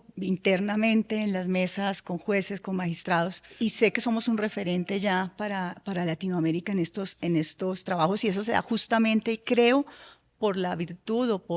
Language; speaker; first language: Spanish; native; Spanish